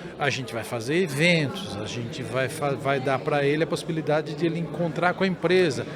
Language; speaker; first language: Portuguese; native; Portuguese